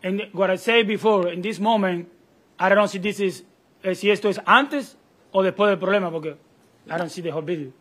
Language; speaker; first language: English; non-native, learner; Spanish